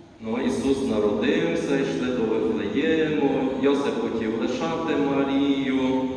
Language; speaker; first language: Ukrainian; native; Ukrainian